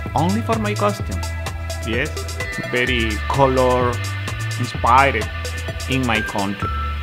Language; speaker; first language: English; non-native, learner; Spanish